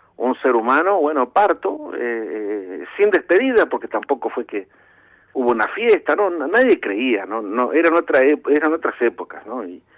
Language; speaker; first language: Spanish; native; Spanish